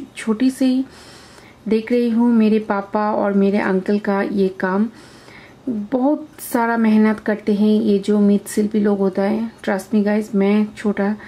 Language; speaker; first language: Hindi; non-native, local second language; Bangla